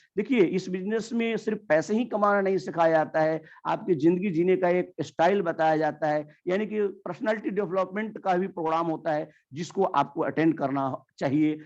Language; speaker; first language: Hindi; native; Hindi